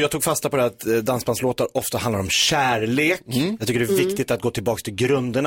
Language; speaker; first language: Swedish; native; Swedish